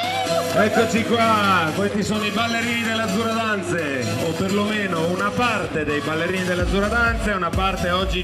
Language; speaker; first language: Italian; native; Italian